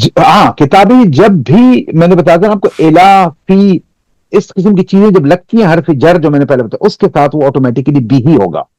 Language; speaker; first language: Urdu; non-native, local second language; Pashto